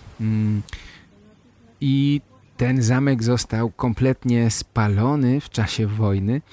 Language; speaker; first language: Polish; native; Polish